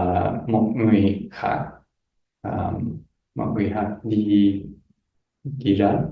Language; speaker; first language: Vietnamese; non-native, learner; English